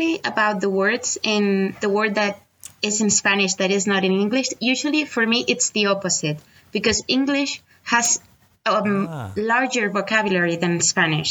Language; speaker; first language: English; non-native, fluent; Spanish